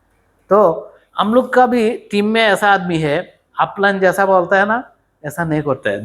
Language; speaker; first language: Hindi; non-native, learner; Bangla